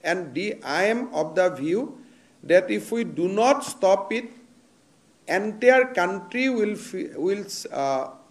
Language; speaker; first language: English; non-native, local second language; Assamese